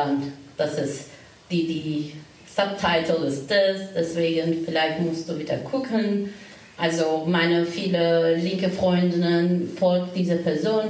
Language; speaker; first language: German; non-native, fluent; Turkish